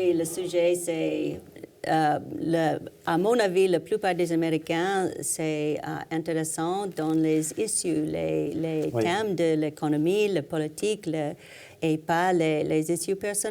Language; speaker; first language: French; non-native, learner; English